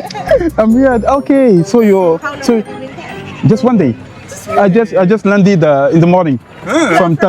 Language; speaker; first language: English; non-native, learner; French